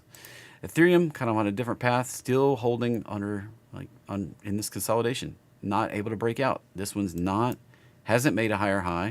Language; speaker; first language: English; native; English